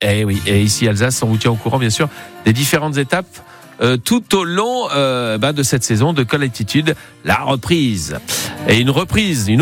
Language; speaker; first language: French; native; French